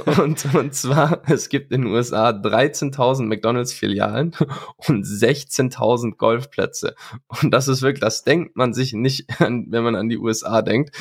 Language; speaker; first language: German; native; German